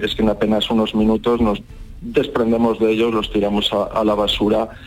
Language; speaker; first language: Spanish; native; Spanish